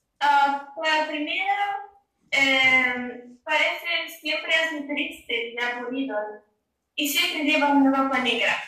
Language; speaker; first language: Spanish; non-native, learner; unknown